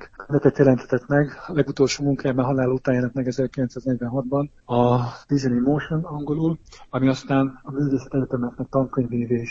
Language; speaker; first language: Hungarian; native; Hungarian